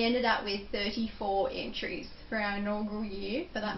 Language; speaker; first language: English; native; English